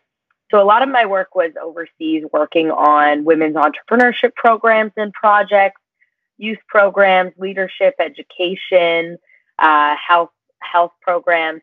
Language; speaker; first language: English; native; English